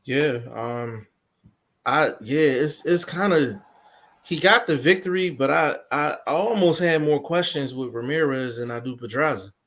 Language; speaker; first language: English; native; English